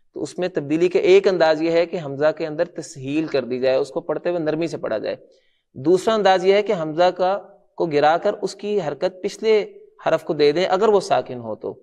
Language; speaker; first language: Urdu; non-native, local second language; Punjabi